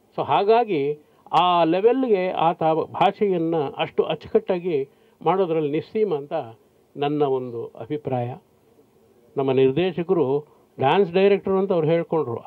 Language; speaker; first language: Kannada; native; Kannada